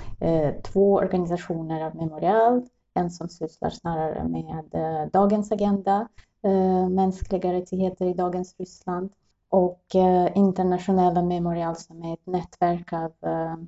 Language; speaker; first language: Swedish; non-native, fluent; Russian